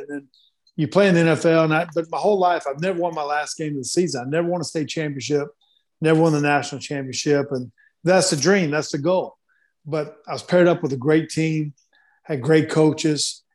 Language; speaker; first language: English; native; English